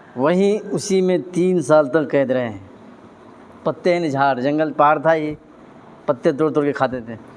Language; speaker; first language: Urdu; native; Urdu